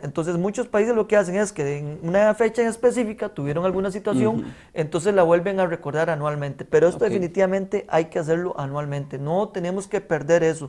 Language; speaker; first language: Spanish; native; Spanish